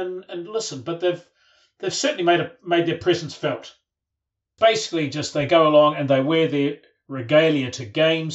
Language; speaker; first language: English; native; English